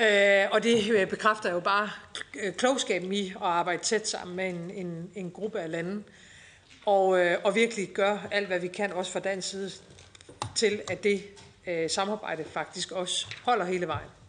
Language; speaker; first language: Danish; native; Danish